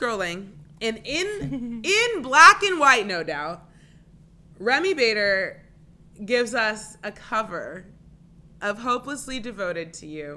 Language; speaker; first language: English; native; English